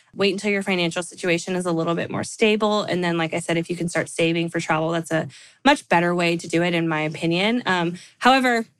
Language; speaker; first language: English; native; English